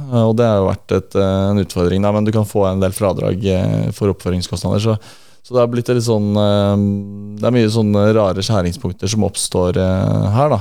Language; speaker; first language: Norwegian; native; Norwegian